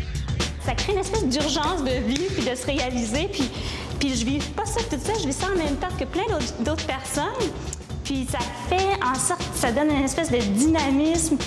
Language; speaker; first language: French; native; French